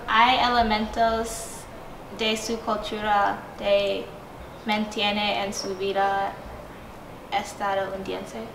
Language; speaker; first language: Spanish; non-native, learner; English